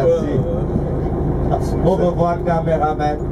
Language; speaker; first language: French; non-native, fluent; Vietnamese